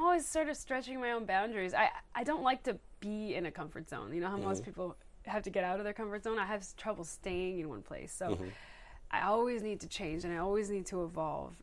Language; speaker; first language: English; native; English